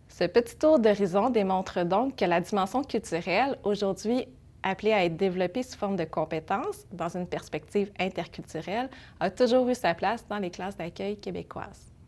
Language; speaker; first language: French; early bilingual, other home language; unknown